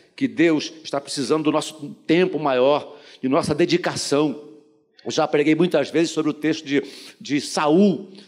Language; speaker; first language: Portuguese; native; Portuguese